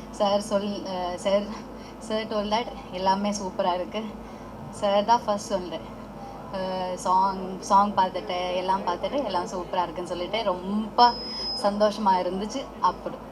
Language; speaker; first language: Tamil; non-native, learner; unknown